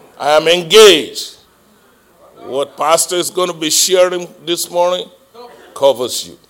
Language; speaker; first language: English; non-native, local second language; Yoruba